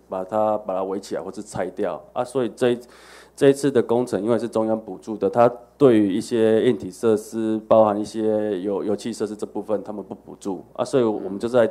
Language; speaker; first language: Chinese; native; Chinese